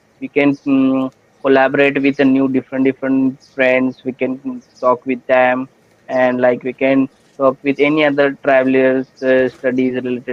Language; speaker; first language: English; non-native, learner; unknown